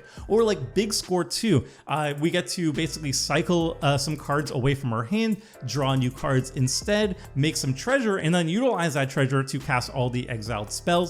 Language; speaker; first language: English; native; English